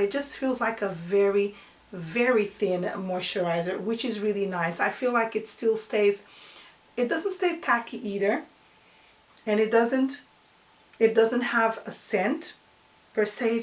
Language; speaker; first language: English; non-native, fluent; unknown